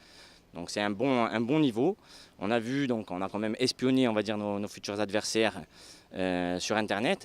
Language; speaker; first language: French; native; French